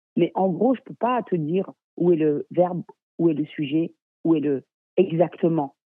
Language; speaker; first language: French; native; French